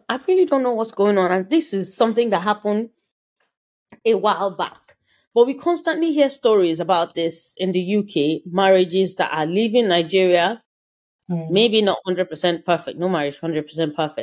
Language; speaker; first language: English; non-native, local second language; Yoruba